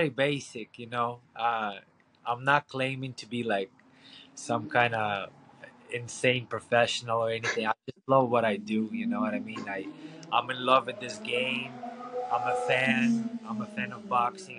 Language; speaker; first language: English; non-native, fluent; Ukrainian